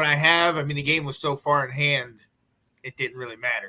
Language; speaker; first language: English; native; English